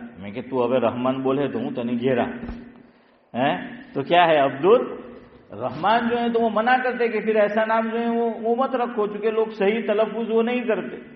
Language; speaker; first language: Urdu; non-native, local second language; Gujarati